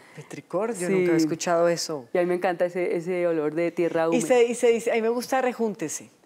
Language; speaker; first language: Spanish; native; Spanish